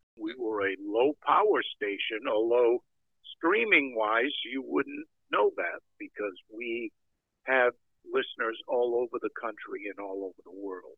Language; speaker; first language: English; native; English